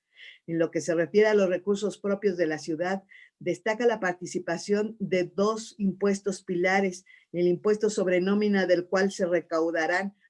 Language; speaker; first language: Spanish; native; Spanish